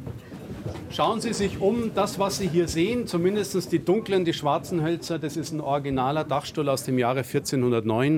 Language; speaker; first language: German; native; German